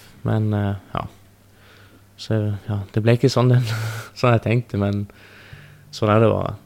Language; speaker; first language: Norwegian; early bilingual, other home language; Persian